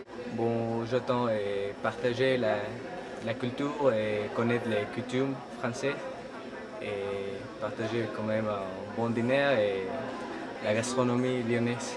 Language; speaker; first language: French; non-native, learner; Spanish